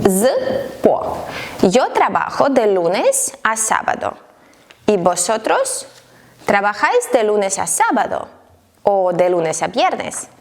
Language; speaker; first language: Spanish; non-native, fluent; Ukrainian